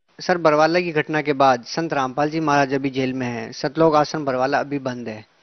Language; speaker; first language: Hindi; native; Hindi